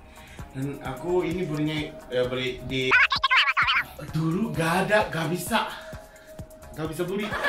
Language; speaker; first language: Indonesian; non-native, fluent; Japanese